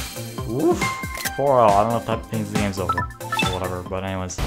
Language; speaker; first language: English; native; English